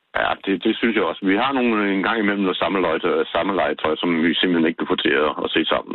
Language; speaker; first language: Danish; native; Danish